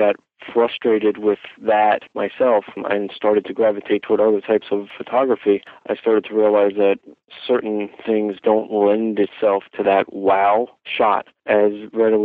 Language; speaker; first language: English; native; English